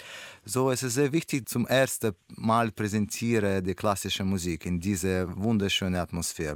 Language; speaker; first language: German; non-native, learner; Russian